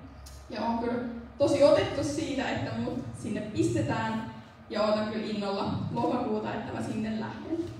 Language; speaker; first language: Finnish; native; Finnish